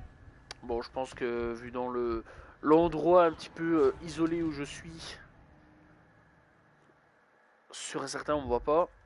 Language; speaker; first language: French; native; French